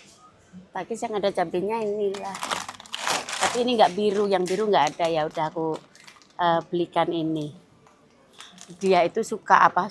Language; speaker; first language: Indonesian; non-native, local second language; Javanese